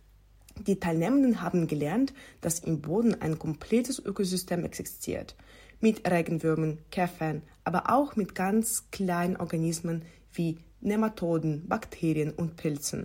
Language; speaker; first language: German; non-native, fluent; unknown